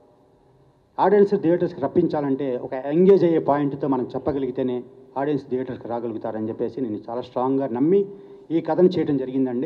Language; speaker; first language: Telugu; native; Telugu